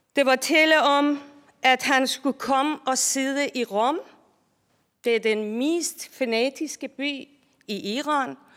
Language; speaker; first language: Danish; non-native, fluent; Persian